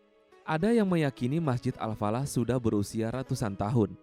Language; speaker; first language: Indonesian; native; Indonesian